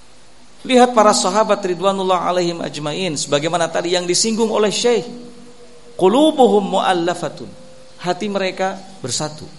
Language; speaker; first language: Indonesian; native; Indonesian